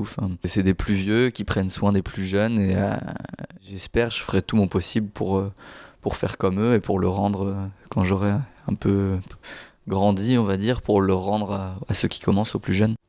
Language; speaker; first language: French; native; French